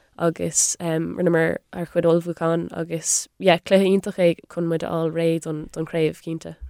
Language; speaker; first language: Irish; non-native, local second language; English